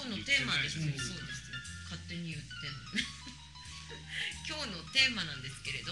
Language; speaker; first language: Japanese; native; Japanese